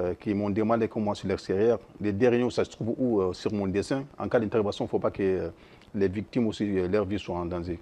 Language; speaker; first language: French; non-native, local second language; Soninke